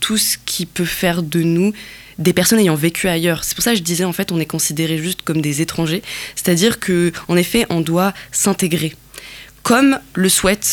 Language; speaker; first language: French; non-native, local second language; Kabyle